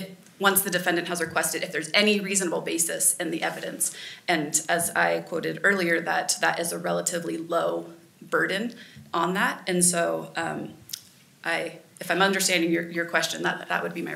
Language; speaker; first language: English; native; English